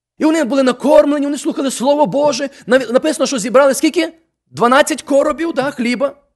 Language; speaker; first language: Ukrainian; native; Ukrainian